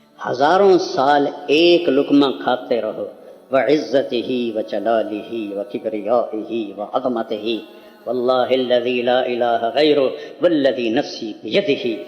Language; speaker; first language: Urdu; non-native, local second language; Punjabi